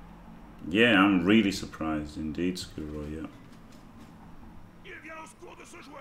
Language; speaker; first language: English; native; English